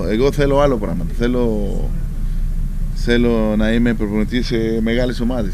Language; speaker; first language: Greek; non-native, fluent; Spanish